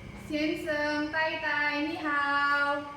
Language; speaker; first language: Chinese; non-native, learner; Indonesian